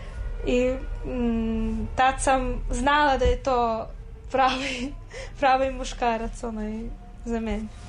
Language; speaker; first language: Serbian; non-native, fluent; Russian